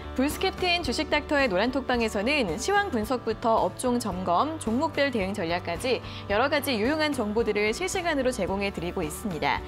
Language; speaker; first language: Korean; native; Korean